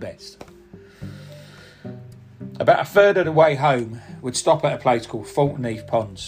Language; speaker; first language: English; non-native, local second language; Punjabi